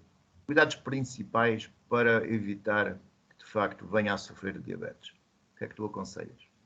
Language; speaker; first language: Portuguese; native; Portuguese